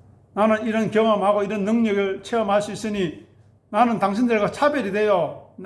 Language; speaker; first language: Korean; native; Korean